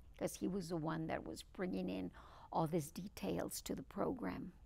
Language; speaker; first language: English; early bilingual, other home language; Spanish